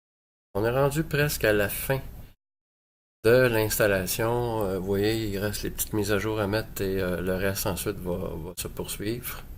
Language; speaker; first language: French; native; French